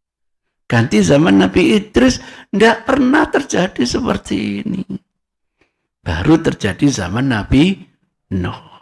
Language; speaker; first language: Indonesian; non-native, local second language; Javanese